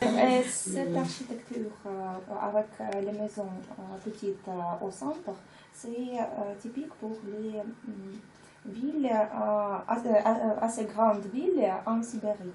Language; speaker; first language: French; non-native, fluent; Russian